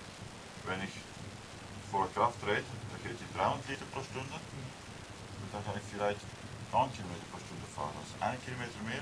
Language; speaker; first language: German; non-native, learner; Dutch